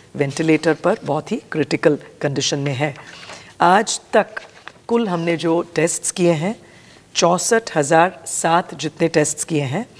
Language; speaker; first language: Hindi; non-native, local second language; Gujarati